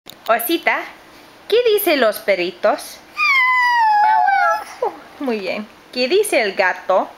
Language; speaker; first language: Spanish; non-native, fluent; English